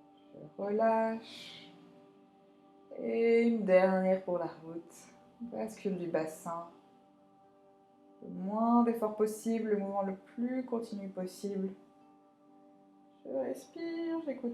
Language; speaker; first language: French; native; French